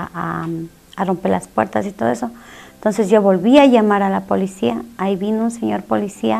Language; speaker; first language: Spanish; native; Spanish